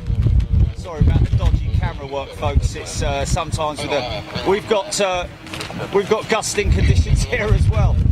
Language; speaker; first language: English; native; English